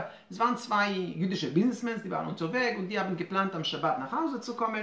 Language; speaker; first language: German; non-native, fluent; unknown